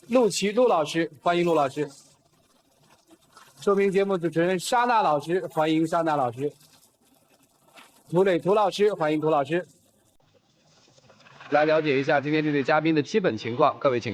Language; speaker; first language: Chinese; native; Chinese